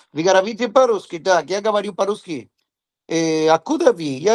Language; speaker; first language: Russian; non-native, learner; Spanish